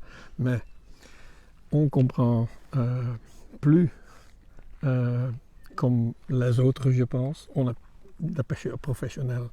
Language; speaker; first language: French; non-native, learner; Dutch